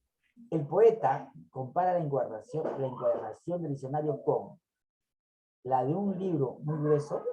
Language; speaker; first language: Spanish; native; Spanish